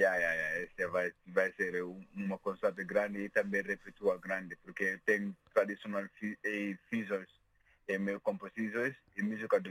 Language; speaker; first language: Portuguese; non-native, learner; Mandingo